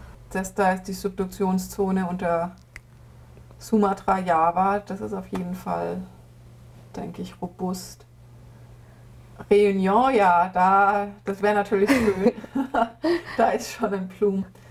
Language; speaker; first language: German; native; German